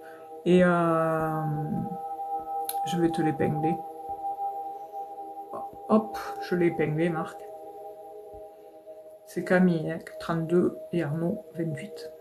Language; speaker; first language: French; native; French